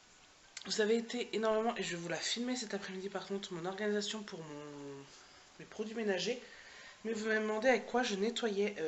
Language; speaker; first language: French; native; French